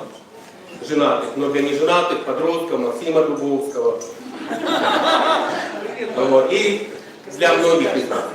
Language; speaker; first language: Russian; native; Russian